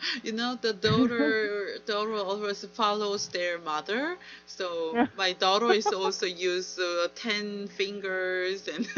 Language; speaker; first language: English; non-native, learner; Korean